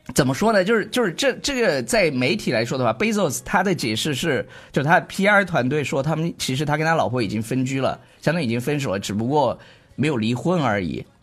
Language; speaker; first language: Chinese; native; Chinese